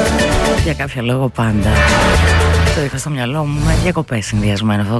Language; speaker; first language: Greek; native; Greek